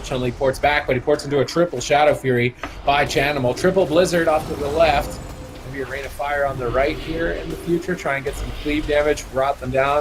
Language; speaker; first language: English; native; English